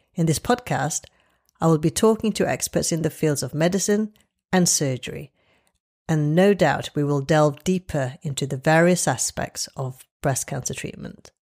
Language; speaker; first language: English; native; English